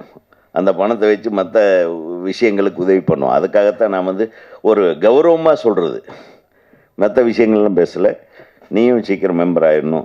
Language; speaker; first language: Tamil; native; Tamil